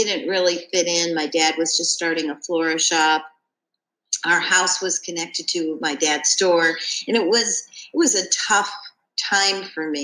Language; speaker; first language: English; native; English